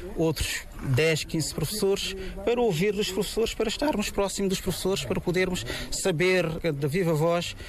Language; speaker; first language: Portuguese; non-native, local second language; Kabuverdianu